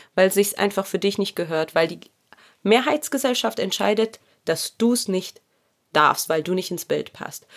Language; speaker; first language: German; early bilingual, other home language; Arabic